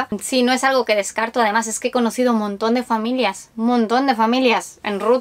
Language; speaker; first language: Spanish; native; Spanish